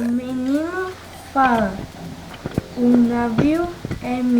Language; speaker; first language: Portuguese; early bilingual, heritage; Portuguese